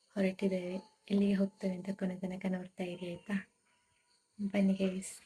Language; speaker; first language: Kannada; non-native, local second language; Tulu